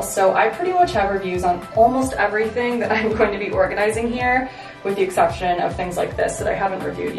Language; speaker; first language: English; native; English